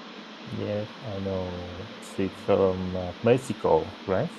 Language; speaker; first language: English; non-native, learner; Vietnamese